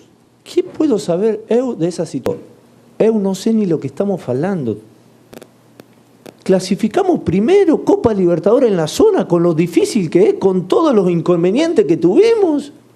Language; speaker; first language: Spanish; non-native, fluent; Portuguese